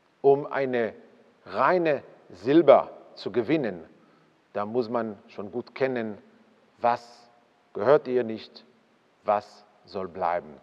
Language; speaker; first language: German; non-native, fluent; Hebrew